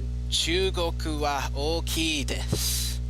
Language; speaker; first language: Japanese; non-native, learner; English